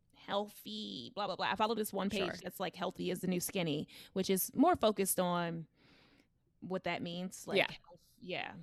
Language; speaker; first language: English; native; English